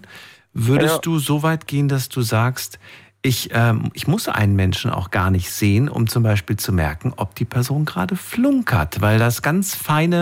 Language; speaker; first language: German; native; German